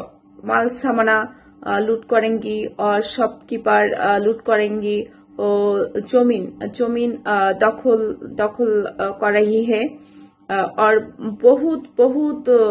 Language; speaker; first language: Hindi; non-native, learner; Bangla